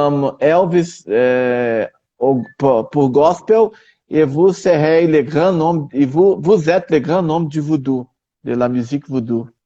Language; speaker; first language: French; non-native, learner; Portuguese